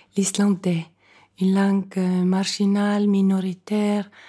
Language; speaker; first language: French; non-native, fluent; Icelandic